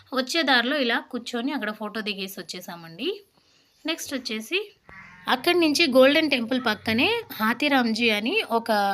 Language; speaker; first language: Telugu; non-native, local second language; Lambadi